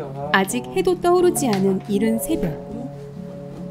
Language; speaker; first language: Korean; native; Korean